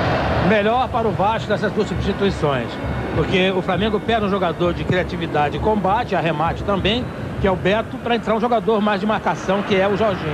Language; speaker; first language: Portuguese; native; Portuguese